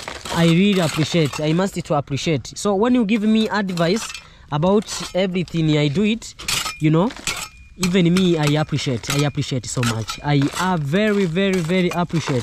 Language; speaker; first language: English; non-native, learner; Swahili